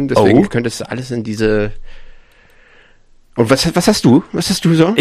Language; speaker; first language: German; native; German